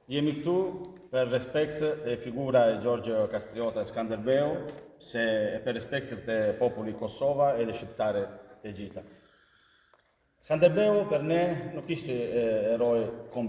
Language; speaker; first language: Albanian; early bilingual, heritage; Italian